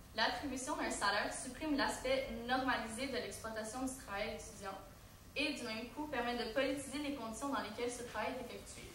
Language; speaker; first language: French; native; French